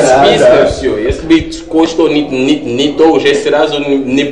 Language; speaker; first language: Russian; non-native, learner; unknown